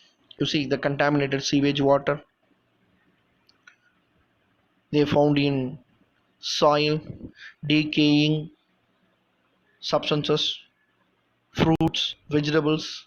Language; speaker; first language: English; non-native, local second language; Tamil